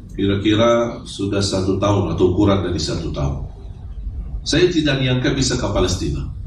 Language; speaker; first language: Indonesian; non-native, fluent; Arabic